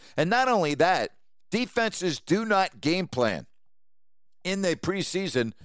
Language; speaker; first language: English; native; English